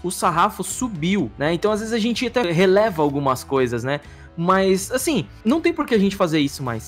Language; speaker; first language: Portuguese; native; Portuguese